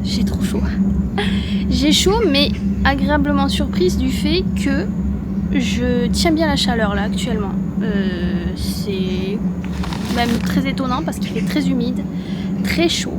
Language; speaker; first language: French; native; French